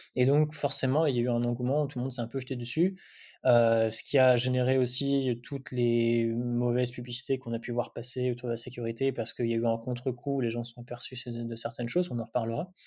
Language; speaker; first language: French; native; French